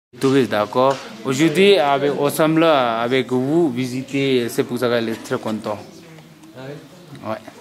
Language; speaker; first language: French; non-native, learner; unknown